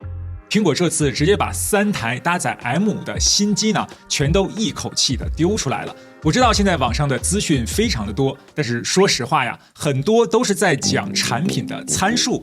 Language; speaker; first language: Chinese; native; Chinese